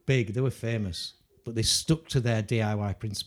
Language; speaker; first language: English; native; English